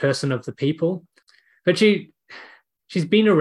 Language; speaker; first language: English; native; English